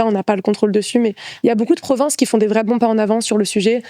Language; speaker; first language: French; native; French